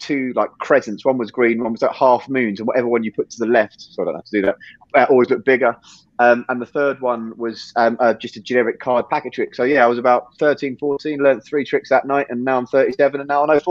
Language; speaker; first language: English; native; English